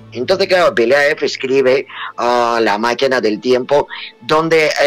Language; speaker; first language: Spanish; non-native, fluent; Russian